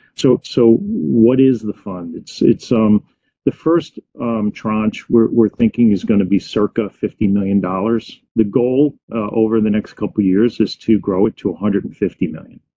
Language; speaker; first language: English; native; English